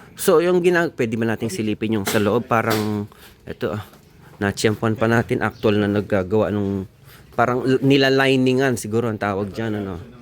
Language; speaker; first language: Filipino; non-native, local second language; Pampanga